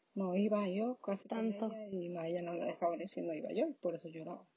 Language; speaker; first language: Spanish; native; Spanish